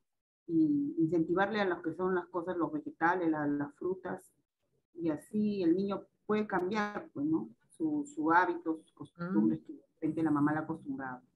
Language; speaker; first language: Spanish; native; Spanish